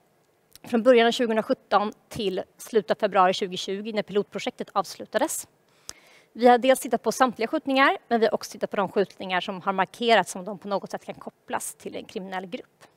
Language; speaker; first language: Swedish; native; Swedish